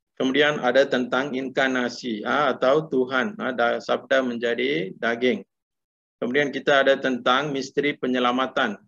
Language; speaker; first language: Malay; non-native, local second language; Tamil